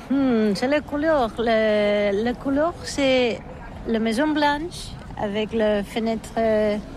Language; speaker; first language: French; non-native, learner; Catalan